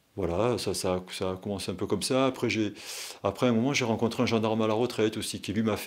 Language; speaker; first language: French; native; French